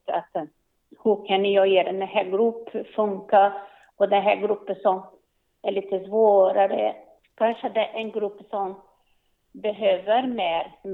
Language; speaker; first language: Swedish; non-native, learner; Portuguese